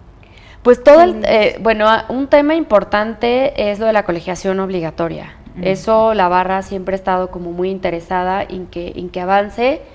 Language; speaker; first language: Spanish; native; Spanish